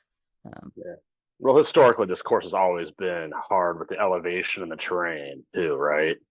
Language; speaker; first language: English; native; English